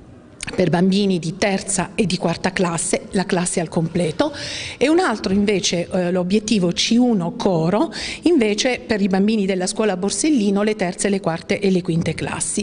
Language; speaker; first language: Italian; native; Italian